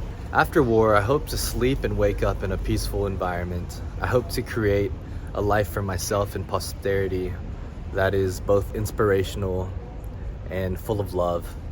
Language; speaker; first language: English; native; English